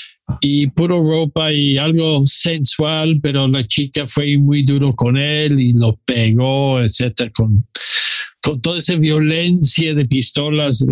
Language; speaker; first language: Spanish; non-native, learner; English